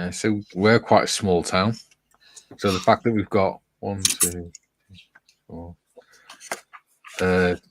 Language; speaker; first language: English; native; English